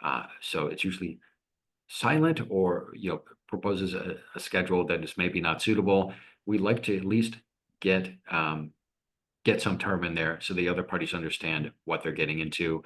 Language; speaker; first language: English; native; English